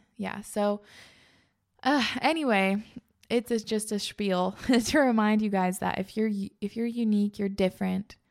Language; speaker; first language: English; native; English